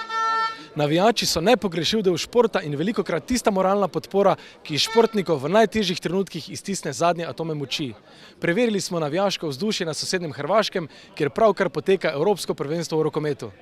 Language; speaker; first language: Slovenian; native; Slovenian